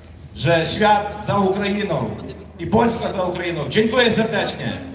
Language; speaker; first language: Polish; non-native, fluent; Ukrainian